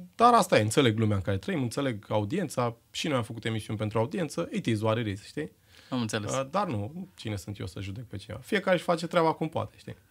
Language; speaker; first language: Romanian; native; Romanian